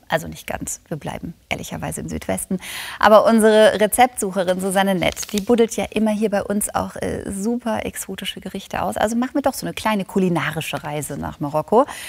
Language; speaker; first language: German; native; German